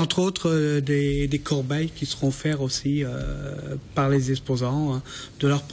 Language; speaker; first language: French; native; French